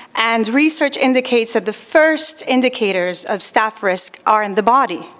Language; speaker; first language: English; non-native, fluent; Spanish